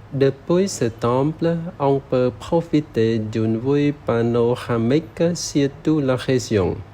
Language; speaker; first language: French; non-native, learner; Khmer